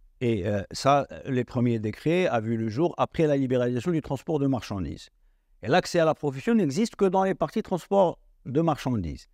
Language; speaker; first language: French; non-native, local second language; Arabic